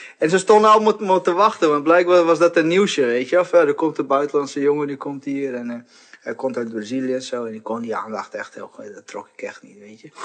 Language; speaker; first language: Dutch; early bilingual, other home language; Portuguese